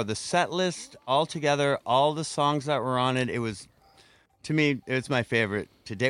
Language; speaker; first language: English; native; English